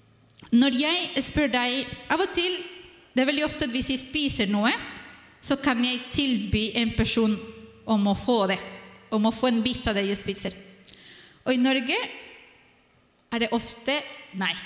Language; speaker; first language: Norwegian; non-native, fluent; Spanish